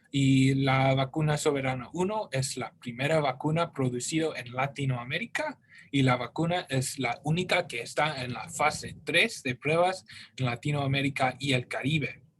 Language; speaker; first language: Spanish; non-native, learner; English